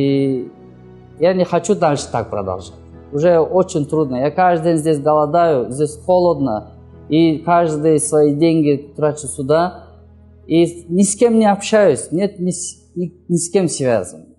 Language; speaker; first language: Russian; non-native, learner; Kyrgyz